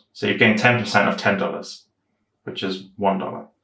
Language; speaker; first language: English; native; English